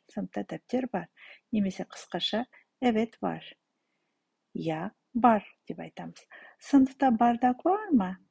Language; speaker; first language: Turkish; non-native, fluent; Kazakh